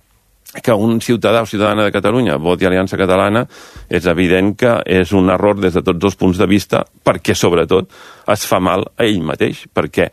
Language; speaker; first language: Catalan; native; Catalan